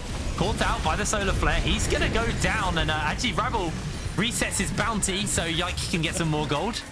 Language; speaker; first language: English; native; English